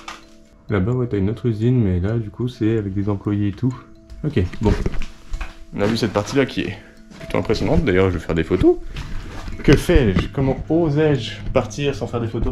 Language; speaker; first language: French; native; French